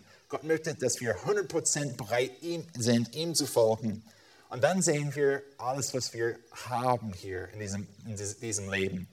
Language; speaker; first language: German; non-native, fluent; English